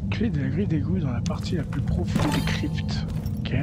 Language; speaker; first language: French; native; French